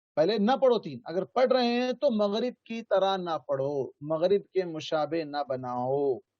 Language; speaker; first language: Urdu; native; Urdu